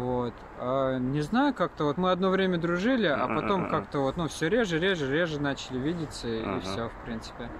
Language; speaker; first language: Russian; native; Russian